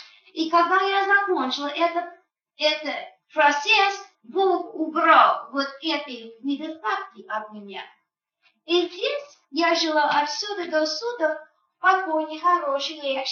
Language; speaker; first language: Russian; non-native, fluent; English